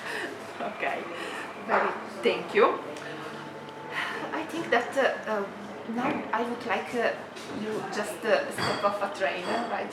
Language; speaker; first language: English; non-native, fluent; Italian